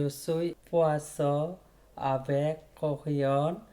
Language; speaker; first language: French; non-native, learner; Bangla